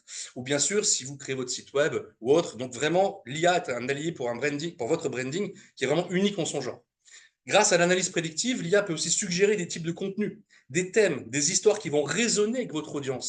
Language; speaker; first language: French; native; French